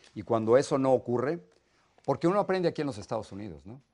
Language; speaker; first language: Spanish; native; Spanish